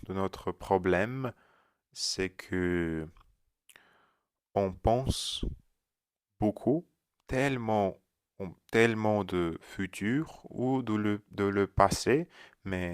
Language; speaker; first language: French; non-native, learner; Russian